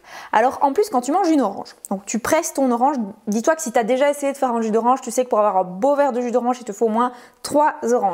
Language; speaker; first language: French; native; French